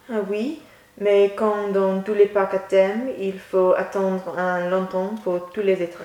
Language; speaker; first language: French; non-native, learner; English